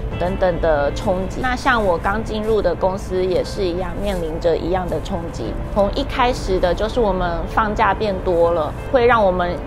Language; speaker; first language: Chinese; native; Chinese